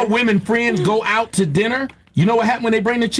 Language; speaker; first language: English; native; English